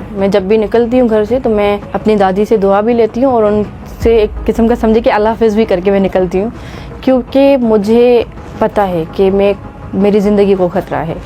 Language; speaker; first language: Urdu; non-native, local second language; Sindhi